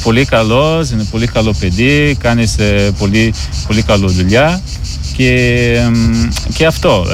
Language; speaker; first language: Greek; non-native, learner; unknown